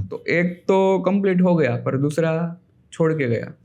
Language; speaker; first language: Hindi; non-native, local second language; Gujarati